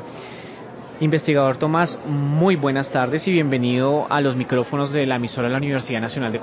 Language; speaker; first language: Spanish; native; Spanish